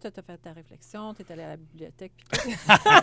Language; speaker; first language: French; native; French